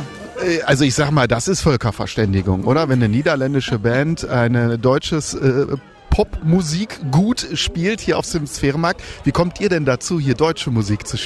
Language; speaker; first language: German; native; German